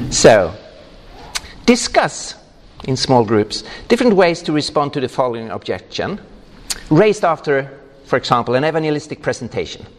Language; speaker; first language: English; non-native, fluent; Swedish